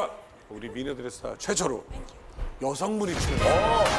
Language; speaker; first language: Korean; native; Korean